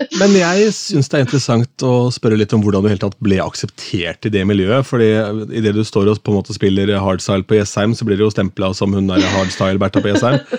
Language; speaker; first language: Norwegian; native; Norwegian